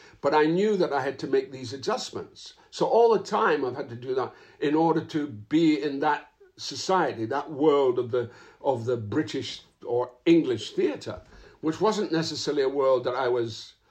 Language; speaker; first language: English; native; English